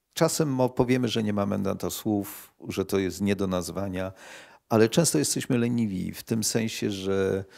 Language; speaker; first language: Polish; native; Polish